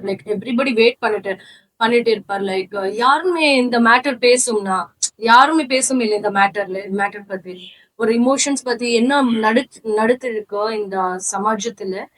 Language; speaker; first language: Tamil; non-native, learner; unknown